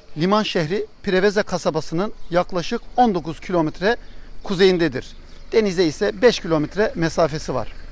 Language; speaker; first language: Turkish; native; Turkish